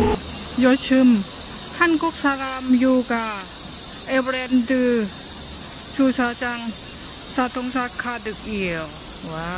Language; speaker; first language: Korean; non-native, learner; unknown